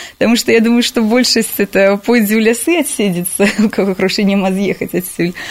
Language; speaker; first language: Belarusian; native; Belarusian